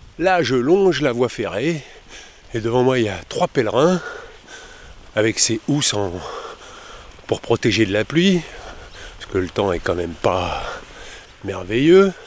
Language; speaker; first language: French; native; French